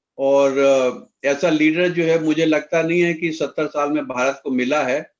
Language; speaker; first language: Hindi; native; Hindi